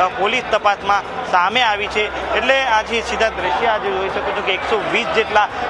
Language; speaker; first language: Gujarati; native; Gujarati